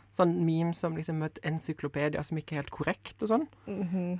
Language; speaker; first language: Norwegian; native; Norwegian